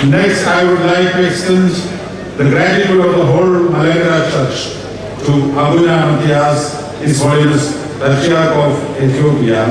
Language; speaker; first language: English; non-native, local second language; Malayalam